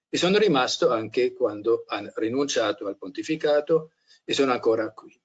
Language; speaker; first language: Italian; non-native, fluent; German